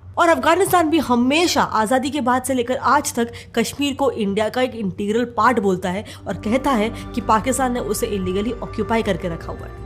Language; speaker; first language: Hindi; native; Hindi